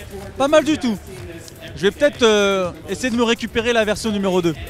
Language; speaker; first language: French; native; French